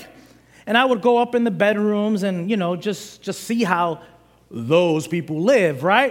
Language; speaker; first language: English; native; English